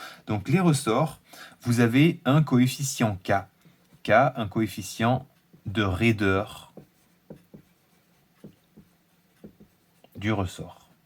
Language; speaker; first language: French; native; French